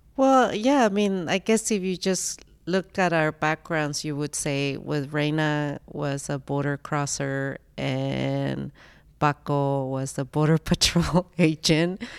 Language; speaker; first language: English; early bilingual, other home language; Spanish